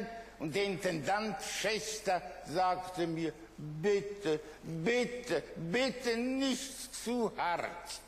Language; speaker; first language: German; early bilingual, other home language; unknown